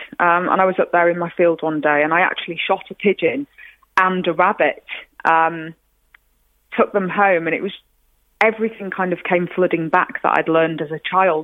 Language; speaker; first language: English; native; English